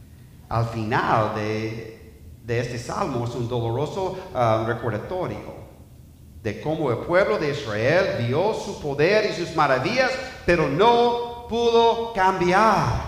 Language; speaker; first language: Spanish; non-native, fluent; English